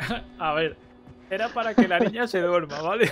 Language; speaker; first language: Spanish; native; Spanish